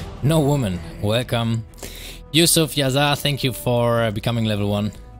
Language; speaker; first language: English; non-native, fluent; German